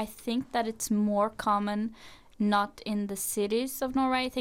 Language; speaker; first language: English; non-native, fluent; Norwegian